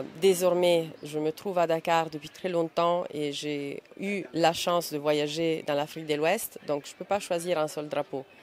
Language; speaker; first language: French; non-native, fluent; Italian